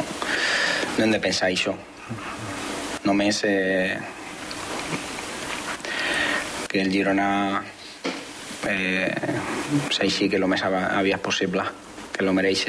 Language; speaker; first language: Catalan; non-native, fluent; Spanish